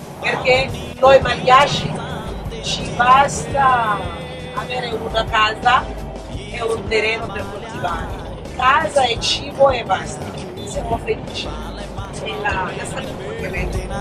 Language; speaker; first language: Italian; non-native, fluent; Malagasy